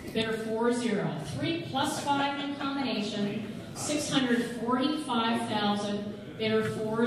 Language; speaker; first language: English; native; English